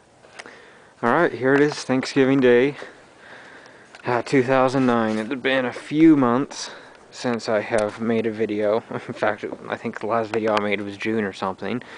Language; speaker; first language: English; native; English